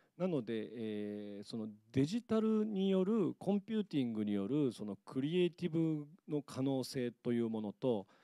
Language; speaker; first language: Japanese; native; Japanese